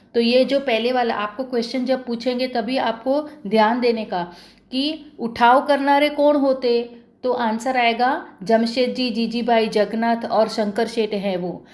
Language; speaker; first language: Hindi; non-native, local second language; Marathi